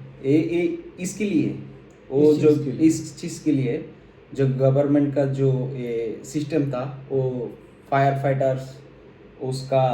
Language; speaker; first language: Hindi; non-native, fluent; Bangla